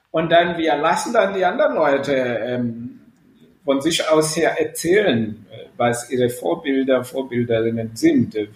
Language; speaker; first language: German; non-native, fluent; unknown